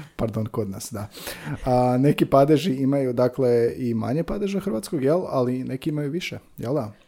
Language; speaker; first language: Croatian; native; Croatian